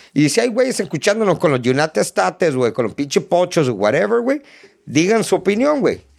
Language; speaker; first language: Spanish; early bilingual, heritage; Spanish